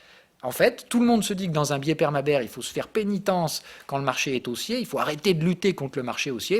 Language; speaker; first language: French; native; French